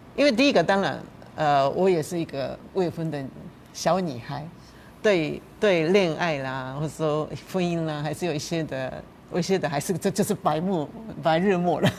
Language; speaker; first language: Chinese; non-native, fluent; Japanese